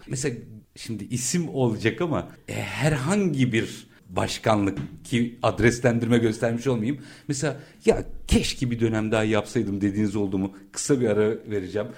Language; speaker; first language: Turkish; native; Turkish